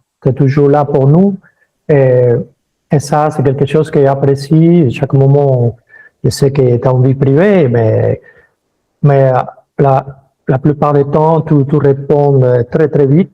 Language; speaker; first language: French; early bilingual, other home language; Spanish